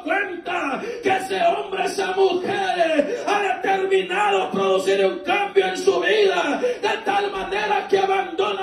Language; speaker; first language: Spanish; native; Spanish